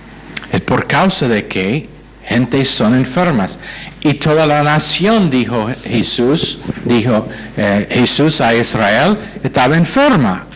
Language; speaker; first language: Spanish; non-native, fluent; English